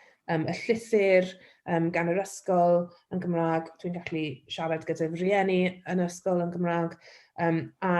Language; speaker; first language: Welsh; non-native, local second language; English